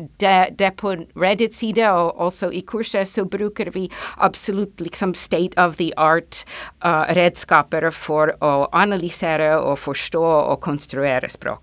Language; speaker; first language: Norwegian; non-native, fluent; English